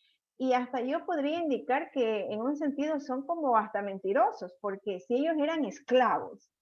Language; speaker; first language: Spanish; native; Spanish